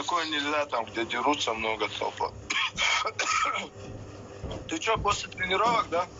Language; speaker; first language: Russian; native; Russian